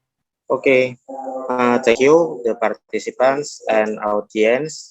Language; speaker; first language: English; non-native, learner; Indonesian